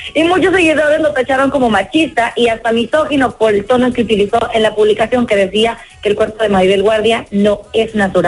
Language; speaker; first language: Spanish; native; Spanish